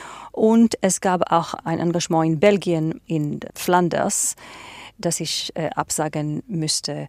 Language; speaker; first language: German; non-native, fluent; Hebrew